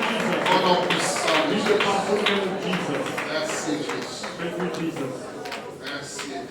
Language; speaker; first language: French; non-native, local second language; Lingala